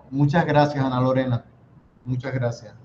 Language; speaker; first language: Spanish; native; Spanish